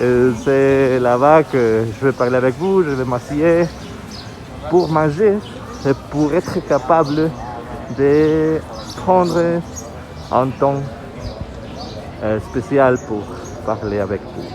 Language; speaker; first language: French; non-native, fluent; Spanish